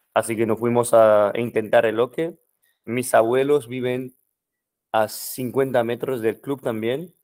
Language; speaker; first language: Spanish; non-native, fluent; French